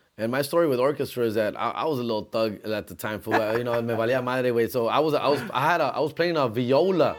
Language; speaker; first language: English; early bilingual, other home language; Spanish